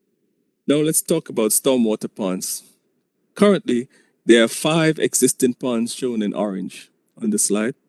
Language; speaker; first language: English; native; English